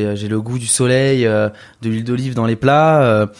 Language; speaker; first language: French; native; French